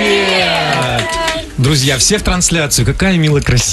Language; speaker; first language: Russian; native; Russian